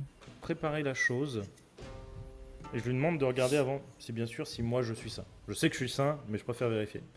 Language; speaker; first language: French; native; French